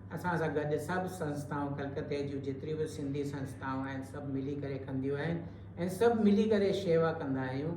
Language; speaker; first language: Sindhi; early bilingual, heritage; Sindhi